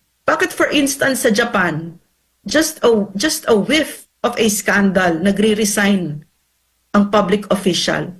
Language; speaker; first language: English; non-native, local second language; Filipino